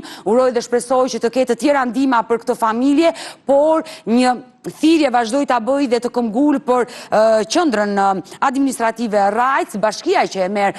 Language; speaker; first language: Albanian; native; Albanian